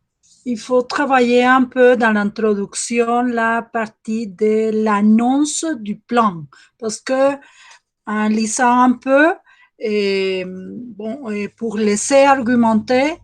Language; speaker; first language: French; non-native, fluent; Spanish